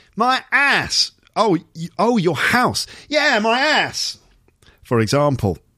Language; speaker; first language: English; native; English